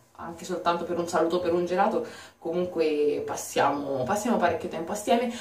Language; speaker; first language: Italian; native; Italian